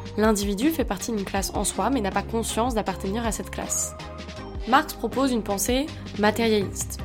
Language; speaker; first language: French; native; French